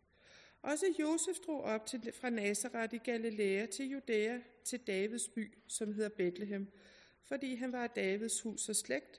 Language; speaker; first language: Danish; native; Danish